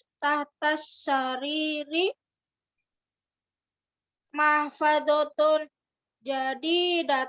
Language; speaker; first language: Arabic; non-native, learner; Indonesian